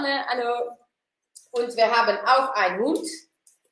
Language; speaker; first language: German; non-native, learner; Dutch